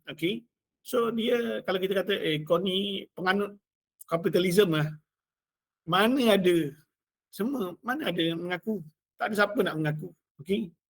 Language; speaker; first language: Malay; native; Malay